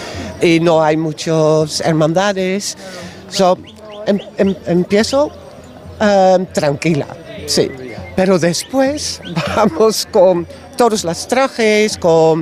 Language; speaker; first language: Spanish; non-native, learner; English